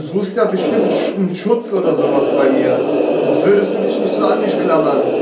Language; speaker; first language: German; native; German